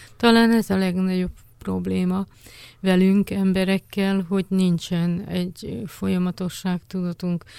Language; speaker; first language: Hungarian; native; Hungarian